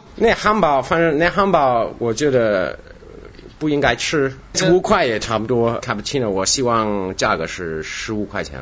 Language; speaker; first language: Chinese; non-native, fluent; Russian